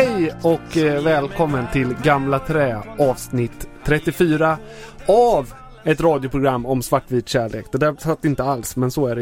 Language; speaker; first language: Swedish; native; Swedish